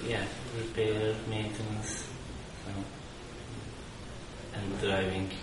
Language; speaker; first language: English; non-native, learner; Turkish